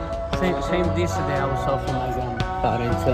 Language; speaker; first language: English; non-native, learner; Italian